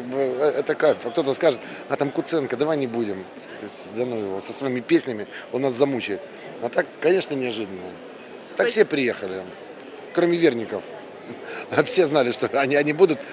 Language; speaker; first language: Russian; native; Russian